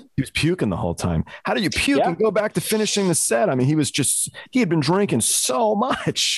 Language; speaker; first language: English; native; English